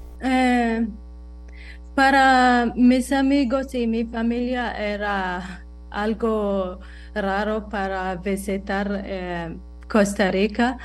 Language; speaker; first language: Spanish; non-native, learner; Arabic